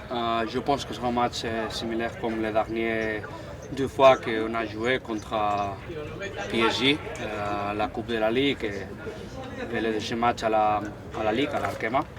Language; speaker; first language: French; non-native, fluent; Spanish